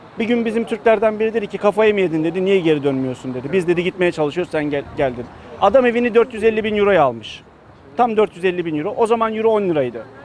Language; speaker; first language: Turkish; early bilingual, heritage; Turkish